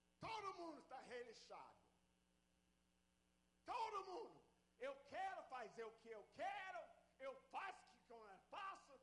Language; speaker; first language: Portuguese; non-native, learner; English